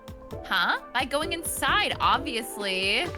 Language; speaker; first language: English; native; English